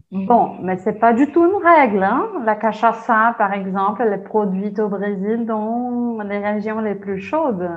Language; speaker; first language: French; non-native, fluent; Portuguese